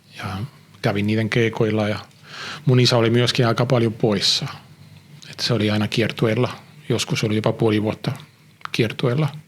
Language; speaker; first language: Finnish; early bilingual, heritage; Finnish